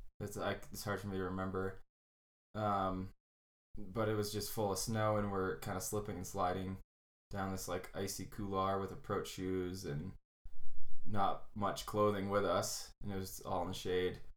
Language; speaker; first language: English; native; English